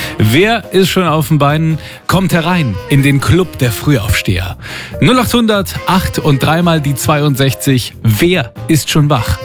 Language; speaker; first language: German; native; German